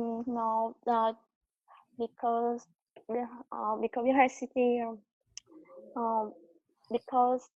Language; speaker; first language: English; non-native, learner; Vietnamese